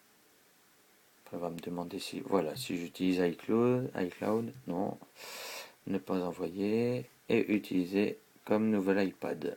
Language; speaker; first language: French; native; French